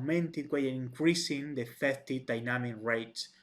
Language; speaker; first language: English; non-native, fluent; Spanish